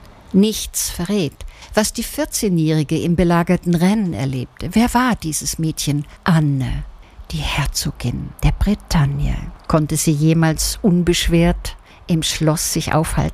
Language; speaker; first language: German; native; German